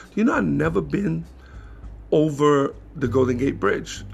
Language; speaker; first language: English; native; English